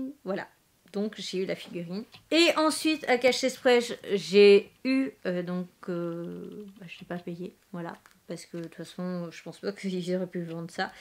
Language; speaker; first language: French; native; French